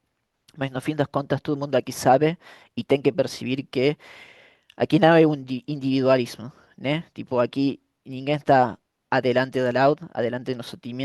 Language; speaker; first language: Portuguese; non-native, fluent; Spanish